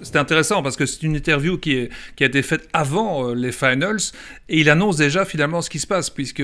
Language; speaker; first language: French; native; French